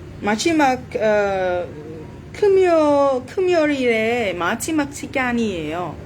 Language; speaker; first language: Korean; non-native, learner; Vietnamese